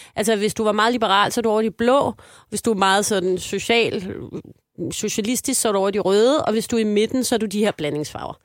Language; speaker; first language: Danish; native; Danish